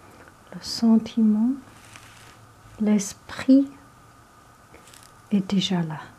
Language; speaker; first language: French; non-native, learner; Chinese